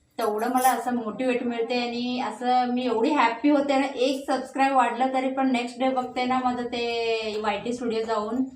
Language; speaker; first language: Marathi; non-native, local second language; Hindi